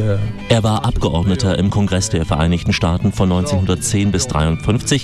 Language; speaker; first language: German; native; German